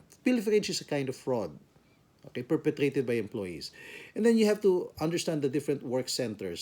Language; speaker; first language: English; non-native, local second language; Filipino